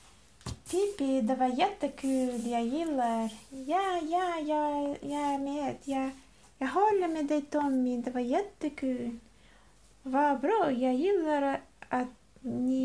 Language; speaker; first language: Swedish; non-native, learner; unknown